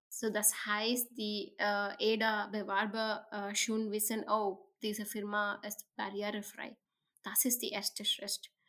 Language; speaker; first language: German; non-native, learner; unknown